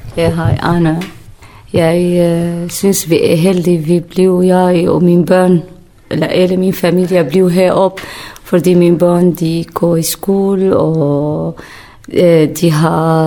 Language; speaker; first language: Danish; non-native, learner; Kurdish